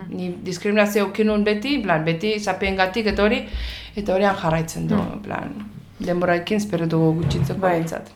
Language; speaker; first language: Basque; non-native, fluent; Azerbaijani